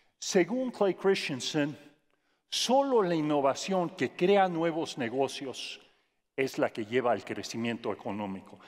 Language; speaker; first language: Spanish; non-native, fluent; English